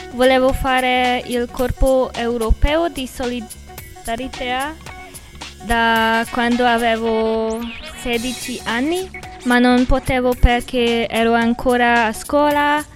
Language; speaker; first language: Italian; non-native, learner; Hungarian